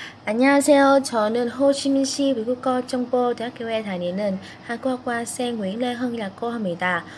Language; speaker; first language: Korean; non-native, fluent; Vietnamese